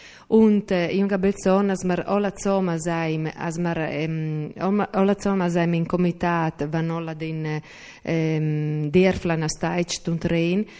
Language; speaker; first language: German; non-native, learner; Italian